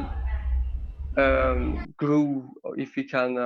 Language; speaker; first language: English; non-native, learner; Persian